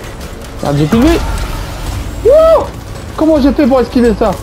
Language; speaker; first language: French; native; French